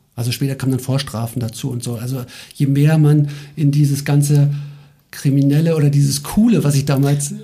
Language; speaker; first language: German; native; German